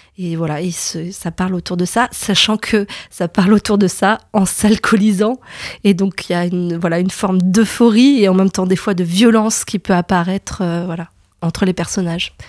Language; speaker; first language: French; native; French